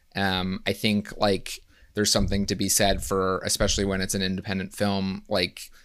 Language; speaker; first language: English; native; English